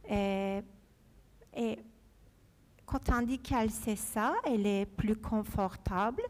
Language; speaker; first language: French; non-native, fluent; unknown